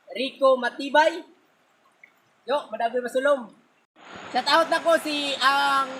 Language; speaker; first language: Cebuano; non-native, local second language; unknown